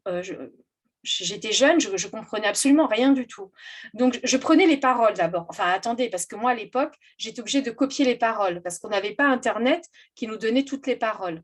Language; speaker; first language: French; native; French